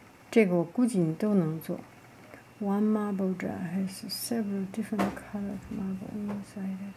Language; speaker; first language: English; non-native, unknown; Chinese